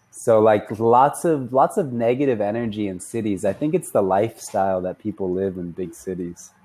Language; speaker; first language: English; native; English